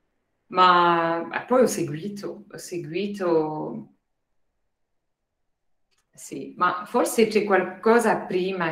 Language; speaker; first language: Italian; non-native, fluent; French